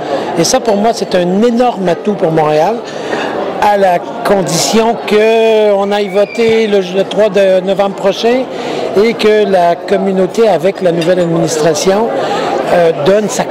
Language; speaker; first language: French; native; French